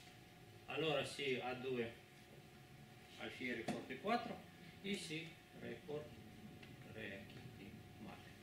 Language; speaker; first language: Italian; non-native, learner; Spanish